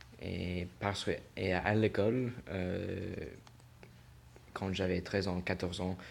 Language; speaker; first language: French; non-native, learner; English